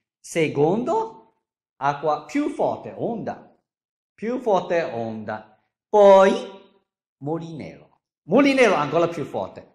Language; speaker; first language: Italian; non-native, learner; Chinese